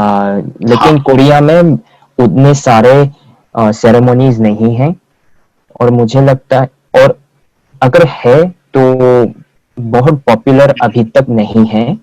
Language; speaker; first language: Hindi; non-native, fluent; Korean